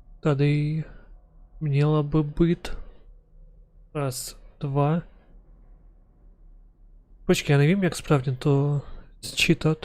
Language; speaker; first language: Czech; non-native, learner; Ukrainian